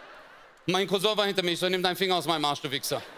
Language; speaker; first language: German; early bilingual, other home language; Turkish